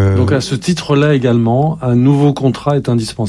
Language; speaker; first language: French; native; French